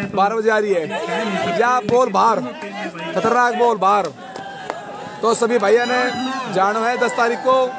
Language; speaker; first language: Hindi; native; Hindi